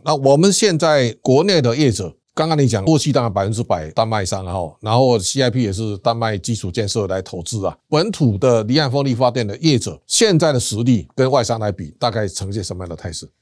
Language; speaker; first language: Chinese; native; Chinese